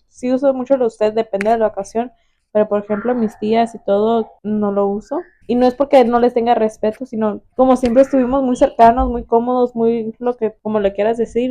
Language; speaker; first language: Spanish; early bilingual, heritage; Spanish